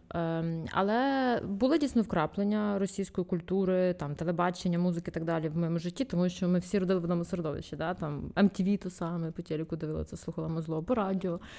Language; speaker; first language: Ukrainian; non-native, local second language; Russian